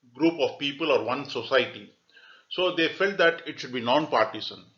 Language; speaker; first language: English; non-native, local second language; Tamil